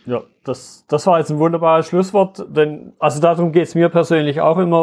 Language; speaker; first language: German; native; German